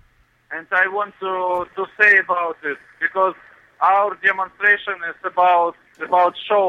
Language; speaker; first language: English; non-native, learner; Russian